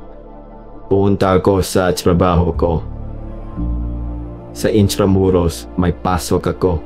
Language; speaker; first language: Filipino; non-native, learner; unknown